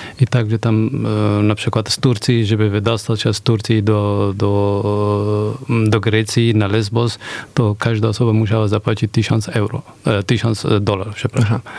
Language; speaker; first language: Polish; non-native, fluent; Persian